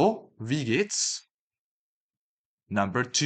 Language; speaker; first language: German; non-native, fluent; Chinese